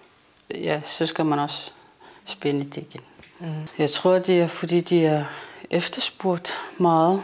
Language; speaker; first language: Danish; non-native, local second language; Kalaallisut